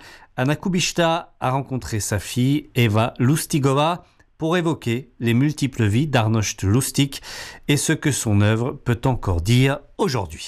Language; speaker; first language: French; native; French